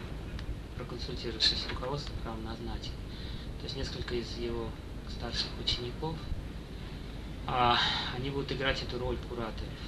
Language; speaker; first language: Russian; native; Russian